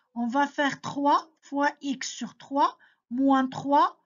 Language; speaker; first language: French; non-native, local second language; Arabic